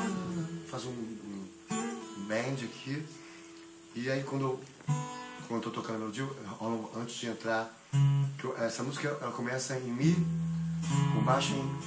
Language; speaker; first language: Portuguese; native; Portuguese